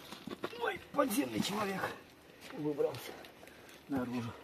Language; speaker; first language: Russian; native; Russian